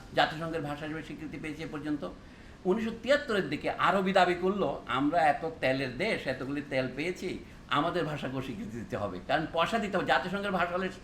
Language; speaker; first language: Bangla; non-native, local second language; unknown